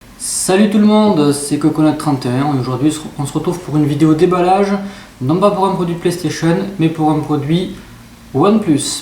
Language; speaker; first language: French; native; French